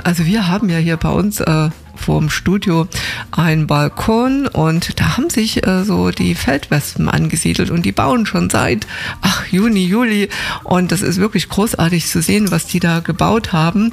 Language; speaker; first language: German; native; German